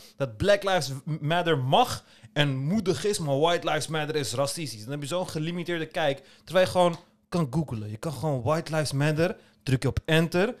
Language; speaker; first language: Dutch; early bilingual, other home language; Turkish